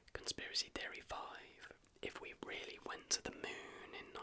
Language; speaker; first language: English; native; English